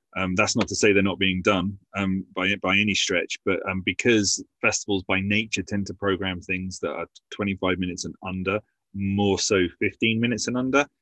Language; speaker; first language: English; native; English